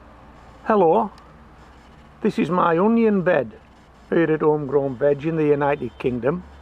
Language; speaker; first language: English; native; English